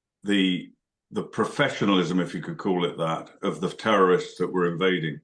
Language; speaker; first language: English; native; English